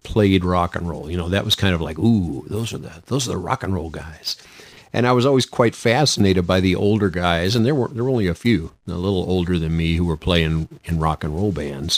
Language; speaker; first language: English; native; English